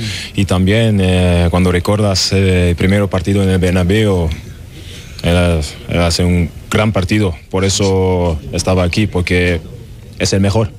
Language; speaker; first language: Spanish; non-native, learner; German